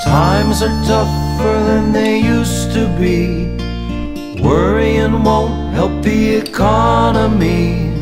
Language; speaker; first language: English; native; English